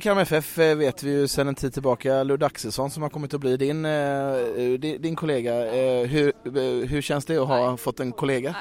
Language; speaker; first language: Swedish; native; Swedish